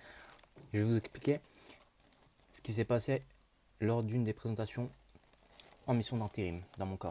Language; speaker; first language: French; native; French